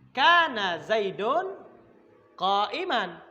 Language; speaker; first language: Arabic; non-native, learner; Indonesian